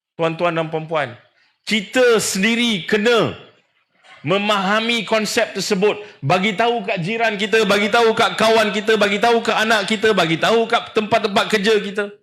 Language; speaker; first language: Malay; native; Malay